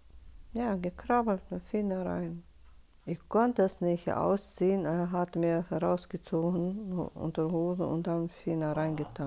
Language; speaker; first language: German; non-native, learner; Russian